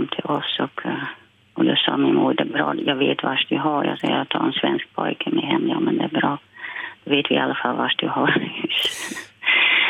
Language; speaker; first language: Swedish; non-native, fluent; Dutch